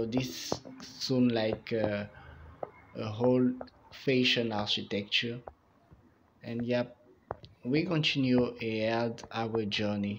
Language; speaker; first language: English; non-native, fluent; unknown